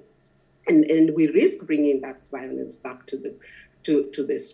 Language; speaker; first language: English; non-native, local second language; Masai